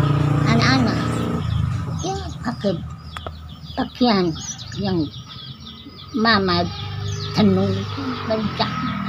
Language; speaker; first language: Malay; non-native, local second language; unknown